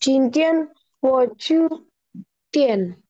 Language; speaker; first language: Chinese; non-native, learner; Indonesian